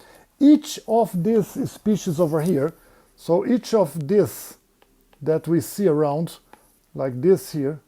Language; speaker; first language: English; non-native, fluent; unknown